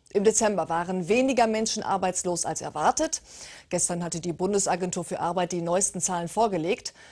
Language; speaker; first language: German; early bilingual, other home language; Turkish